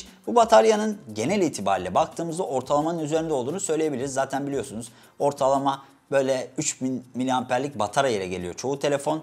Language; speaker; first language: Turkish; native; Turkish